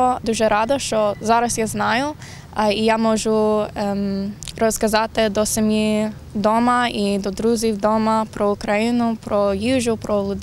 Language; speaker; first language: Ukrainian; non-native, learner; English